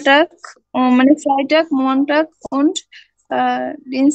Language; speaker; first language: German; non-native, learner; Bangla